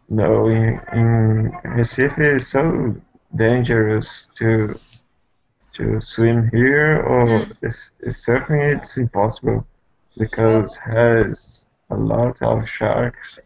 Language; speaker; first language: English; non-native, learner; Portuguese